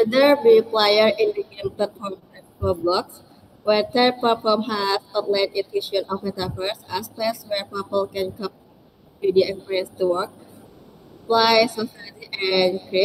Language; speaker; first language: English; non-native, learner; Indonesian